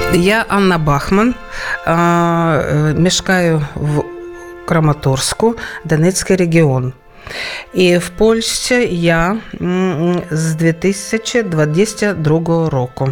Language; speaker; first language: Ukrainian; non-native, local second language; Russian